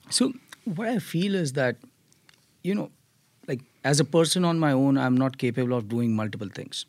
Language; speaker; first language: English; non-native, local second language; Gujarati